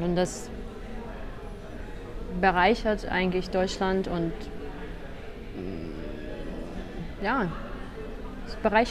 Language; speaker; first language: German; non-native, fluent; Russian